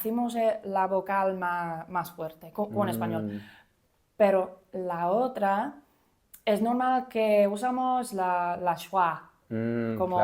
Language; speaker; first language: Spanish; non-native, fluent; English